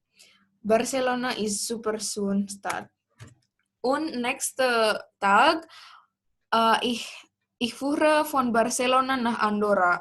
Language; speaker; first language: German; non-native, learner; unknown